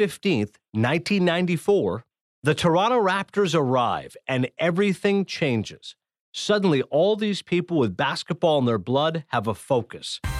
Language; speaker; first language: English; native; English